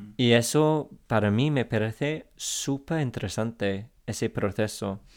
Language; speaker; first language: Spanish; non-native, fluent; English